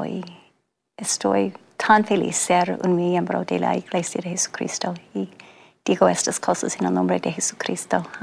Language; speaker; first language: Spanish; non-native, fluent; English